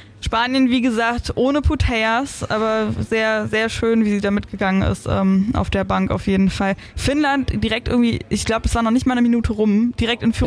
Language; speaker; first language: German; native; German